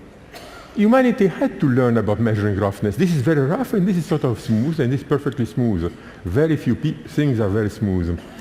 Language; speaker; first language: English; non-native, fluent; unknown